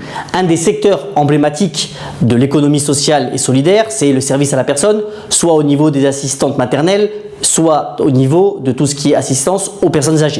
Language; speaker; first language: French; native; French